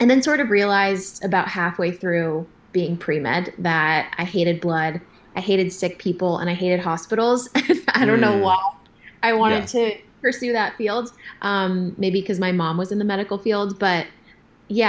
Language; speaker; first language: English; native; English